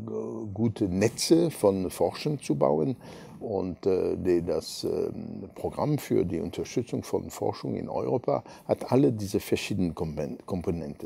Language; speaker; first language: German; non-native, fluent; French